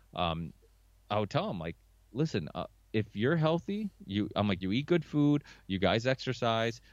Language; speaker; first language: English; early bilingual, other home language; Portuguese